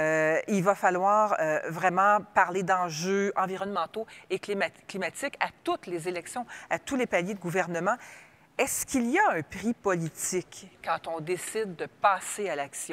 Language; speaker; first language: French; native; French